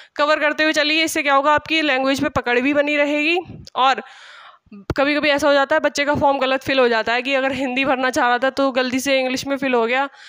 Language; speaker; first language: Hindi; native; Hindi